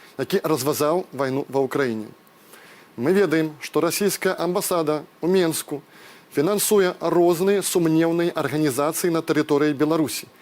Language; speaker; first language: Belarusian; non-native, local second language; Russian